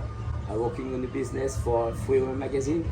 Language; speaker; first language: English; non-native, learner; French